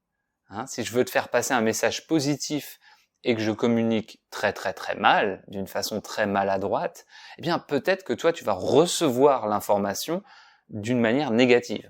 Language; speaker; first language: French; native; French